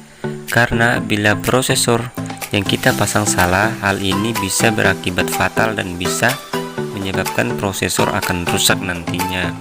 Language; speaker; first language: Indonesian; native; Indonesian